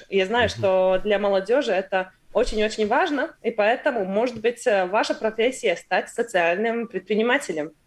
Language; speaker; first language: Russian; non-native, local second language; Latvian